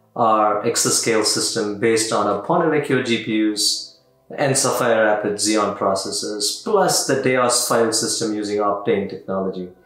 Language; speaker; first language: English; non-native, local second language; Tamil